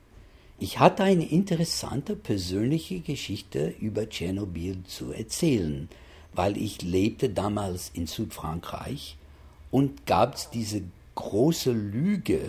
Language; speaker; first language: German; non-native, fluent; English